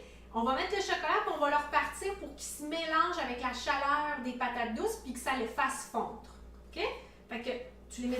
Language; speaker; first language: French; native; French